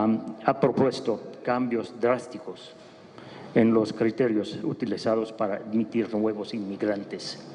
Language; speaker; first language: Spanish; non-native, fluent; English